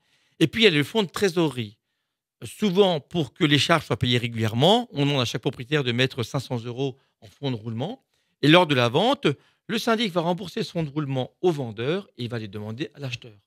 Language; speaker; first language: French; native; French